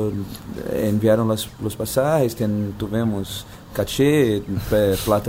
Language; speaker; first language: Spanish; non-native, fluent; Portuguese